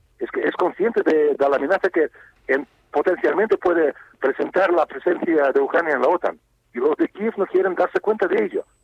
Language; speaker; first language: Spanish; non-native, fluent; Russian